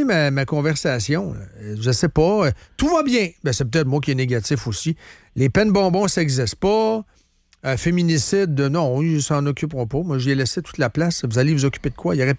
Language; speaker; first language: French; native; French